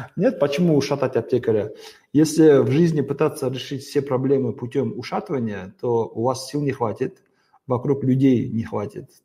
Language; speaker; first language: Russian; non-native, local second language; Kazakh